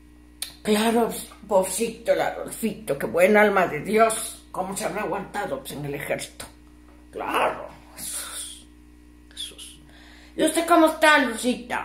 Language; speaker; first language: Spanish; native; Spanish